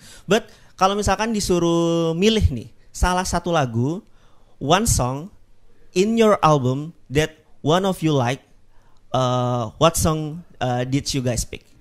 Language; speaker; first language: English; non-native, learner; Indonesian